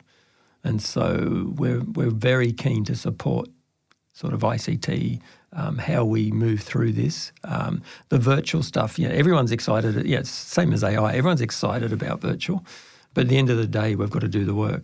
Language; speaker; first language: English; native; English